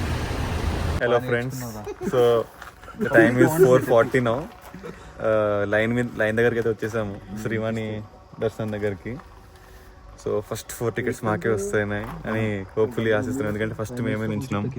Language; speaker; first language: Telugu; native; Telugu